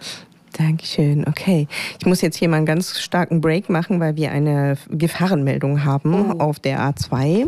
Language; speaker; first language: German; native; German